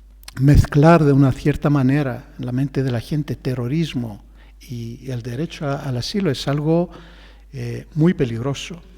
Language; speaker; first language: Spanish; non-native, fluent; Greek